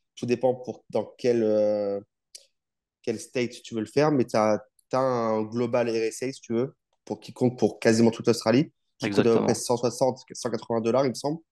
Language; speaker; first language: French; native; French